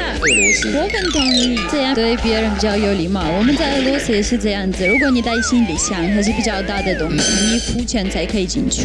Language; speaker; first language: Chinese; non-native, fluent; Russian